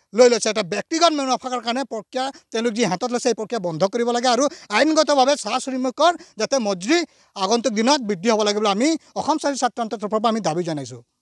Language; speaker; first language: Assamese; non-native, local second language; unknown